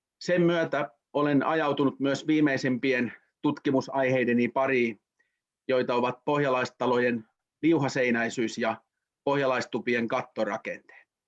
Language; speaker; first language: Finnish; native; Finnish